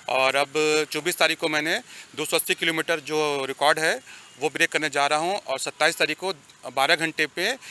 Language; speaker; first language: Hindi; native; Hindi